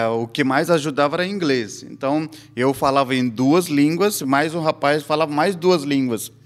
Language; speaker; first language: Portuguese; non-native, fluent; Hindi